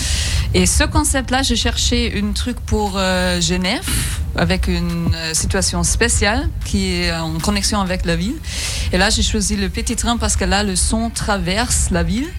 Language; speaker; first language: French; non-native, fluent; German